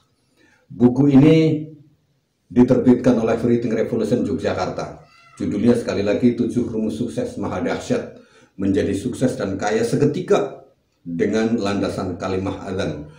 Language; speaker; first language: Indonesian; native; Indonesian